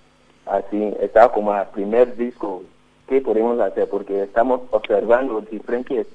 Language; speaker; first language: Spanish; non-native, learner; Yoruba